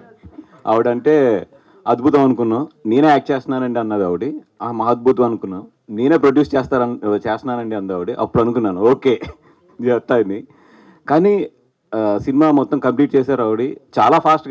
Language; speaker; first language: Telugu; native; Telugu